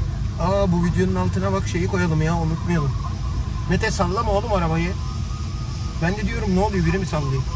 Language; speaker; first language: Turkish; native; Turkish